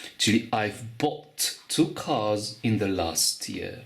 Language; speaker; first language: English; non-native, fluent; Polish